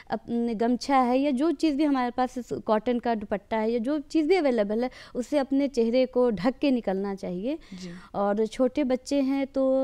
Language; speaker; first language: Hindi; native; Hindi